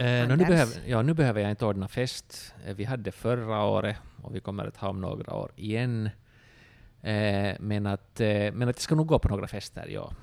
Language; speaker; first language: Swedish; native; Swedish